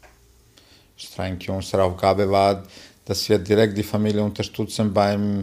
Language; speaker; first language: German; non-native, fluent; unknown